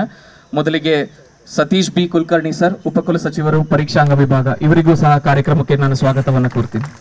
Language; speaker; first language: Kannada; native; Kannada